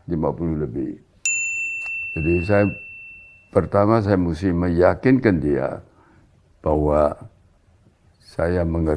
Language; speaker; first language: Indonesian; non-native, local second language; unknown